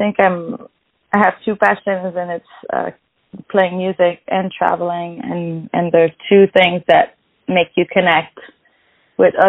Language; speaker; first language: English; non-native, fluent; French